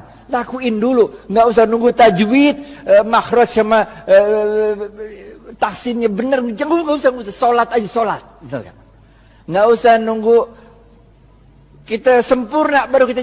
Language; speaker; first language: Indonesian; native; Indonesian